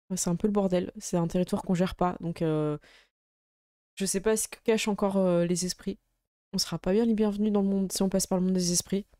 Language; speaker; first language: French; native; French